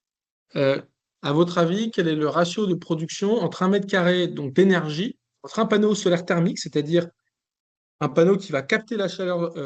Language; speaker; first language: French; native; French